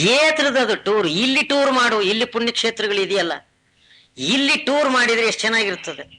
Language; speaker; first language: Kannada; non-native, local second language; Telugu